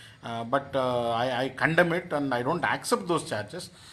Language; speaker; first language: English; non-native, local second language; Telugu